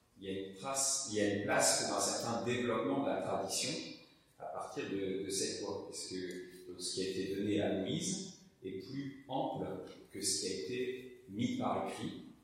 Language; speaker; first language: French; native; French